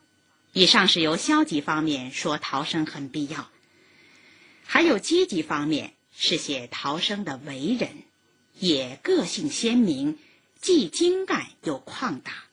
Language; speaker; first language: Chinese; native; Chinese